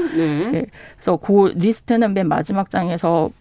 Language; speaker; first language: Korean; native; Korean